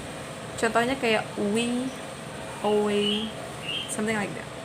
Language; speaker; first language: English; non-native, learner; Indonesian